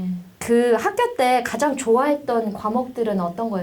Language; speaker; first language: Korean; native; Korean